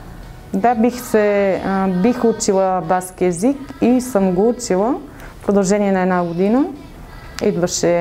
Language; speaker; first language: Bulgarian; early bilingual, heritage; Bulgarian